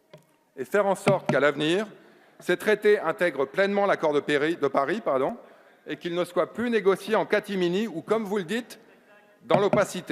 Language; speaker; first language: French; native; French